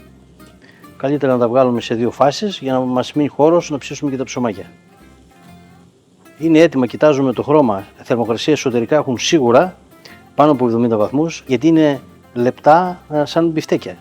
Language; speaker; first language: Greek; native; Greek